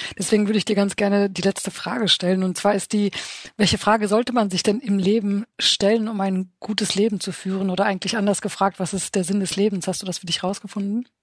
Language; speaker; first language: German; early bilingual, other home language; Romanian